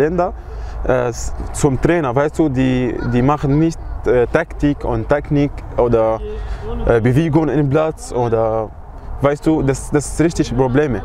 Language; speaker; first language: German; non-native, learner; Arabic